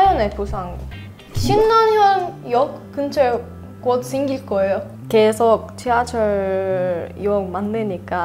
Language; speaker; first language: Korean; non-native, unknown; Russian